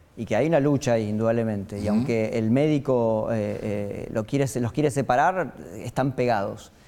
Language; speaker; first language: Spanish; native; Spanish